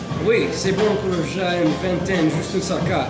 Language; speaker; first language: French; non-native, learner; English